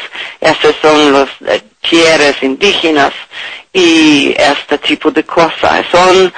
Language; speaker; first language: Spanish; non-native, learner; English